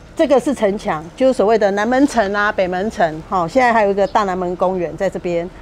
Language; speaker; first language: Chinese; native; Chinese